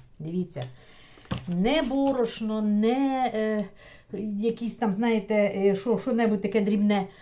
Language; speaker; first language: Ukrainian; non-native, local second language; Russian